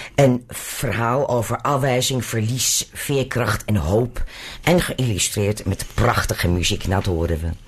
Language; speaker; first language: Dutch; native; Dutch